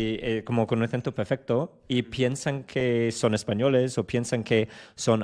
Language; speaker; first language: Spanish; non-native, fluent; English